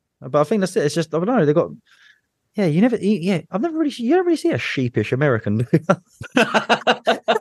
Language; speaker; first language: English; native; English